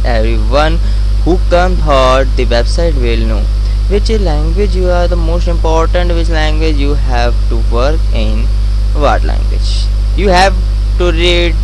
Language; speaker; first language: English; non-native, learner; Hindi